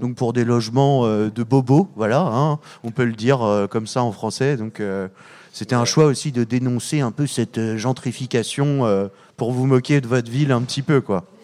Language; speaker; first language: French; native; French